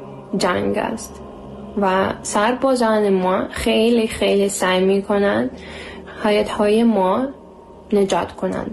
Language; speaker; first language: Persian; non-native, learner; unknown